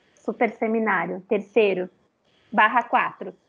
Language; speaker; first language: Portuguese; native; Portuguese